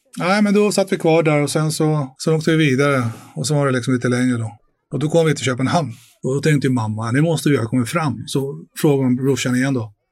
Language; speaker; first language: Swedish; early bilingual, other home language; Arabic